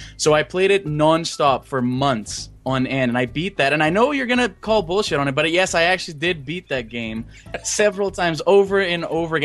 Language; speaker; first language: English; early bilingual, other home language; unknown